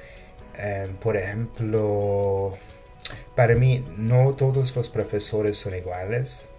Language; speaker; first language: Spanish; non-native, fluent; English